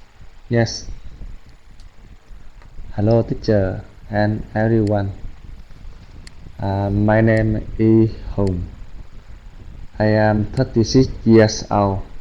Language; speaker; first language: English; non-native, learner; Vietnamese